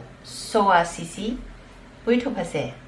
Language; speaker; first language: Portuguese; non-native, learner; Cantonese